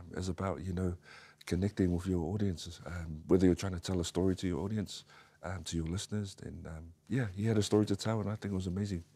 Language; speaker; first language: English; native; English